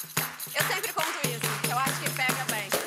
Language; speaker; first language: Portuguese; native; Portuguese